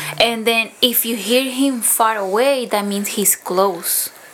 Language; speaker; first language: English; non-native, fluent; Spanish